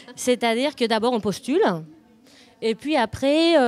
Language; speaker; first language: French; non-native, fluent; Spanish